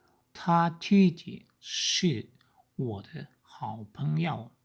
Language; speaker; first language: Chinese; non-native, learner; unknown